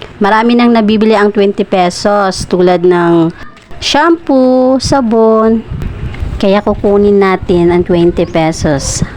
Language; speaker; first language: Filipino; non-native, local second language; Cebuano